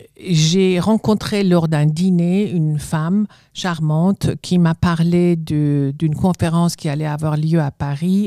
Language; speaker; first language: French; non-native, fluent; Persian